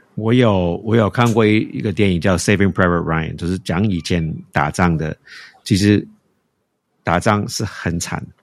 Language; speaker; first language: Chinese; non-native, fluent; English